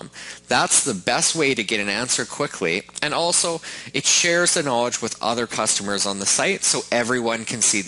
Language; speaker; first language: English; native; English